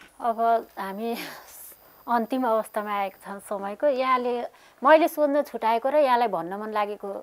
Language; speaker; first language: Nepali; native; Nepali